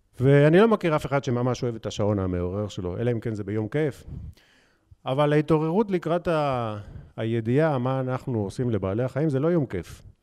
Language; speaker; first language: Hebrew; native; Hebrew